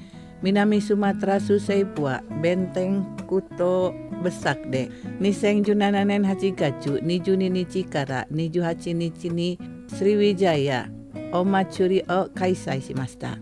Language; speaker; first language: Japanese; non-native, fluent; Indonesian